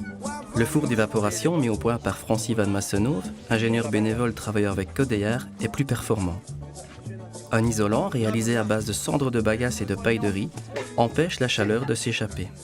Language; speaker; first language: French; native; French